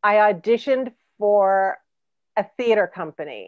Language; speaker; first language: English; native; English